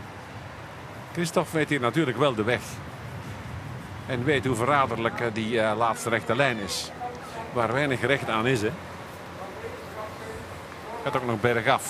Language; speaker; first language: Dutch; native; Dutch